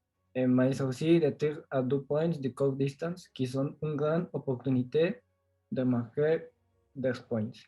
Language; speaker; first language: French; non-native, learner; Spanish